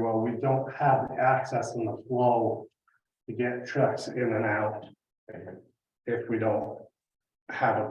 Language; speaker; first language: English; native; English